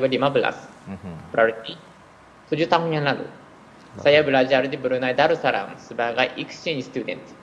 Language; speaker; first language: Malay; non-native, fluent; Japanese